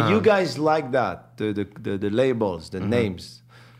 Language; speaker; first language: English; non-native, fluent; Arabic